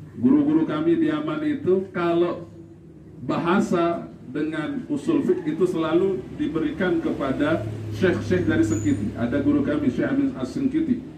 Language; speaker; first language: Malay; non-native, local second language; Sasak